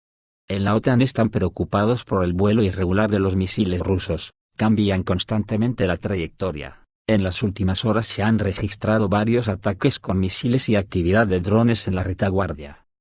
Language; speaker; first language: Spanish; native; Spanish